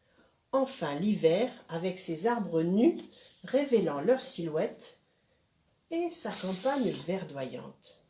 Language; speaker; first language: French; native; French